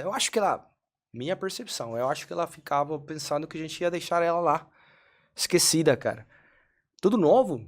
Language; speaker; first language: Portuguese; non-native, fluent; Spanish